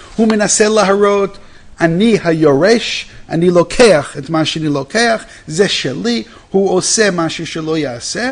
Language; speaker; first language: Hebrew; non-native, fluent; English